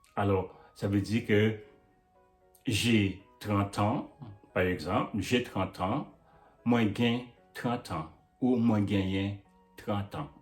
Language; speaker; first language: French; non-native, local second language; Haitian Creole